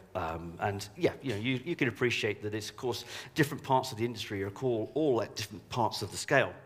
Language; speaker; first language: English; native; English